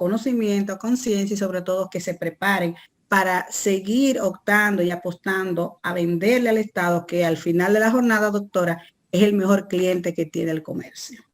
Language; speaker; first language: Spanish; native; Spanish